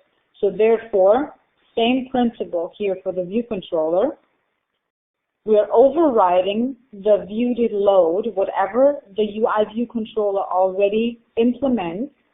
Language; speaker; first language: English; non-native, fluent; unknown